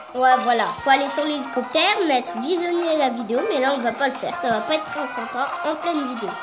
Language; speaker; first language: French; native; French